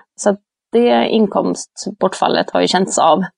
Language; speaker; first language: Swedish; native; Swedish